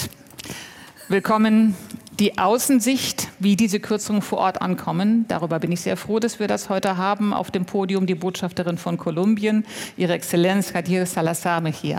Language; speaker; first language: German; native; German